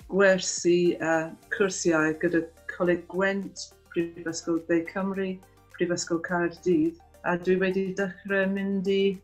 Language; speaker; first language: Welsh; non-native, fluent; English